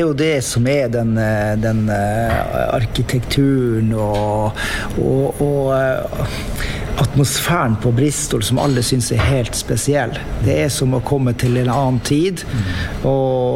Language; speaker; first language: Norwegian; native; Norwegian